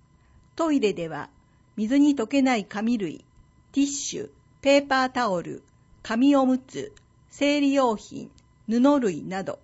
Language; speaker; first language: Japanese; native; Japanese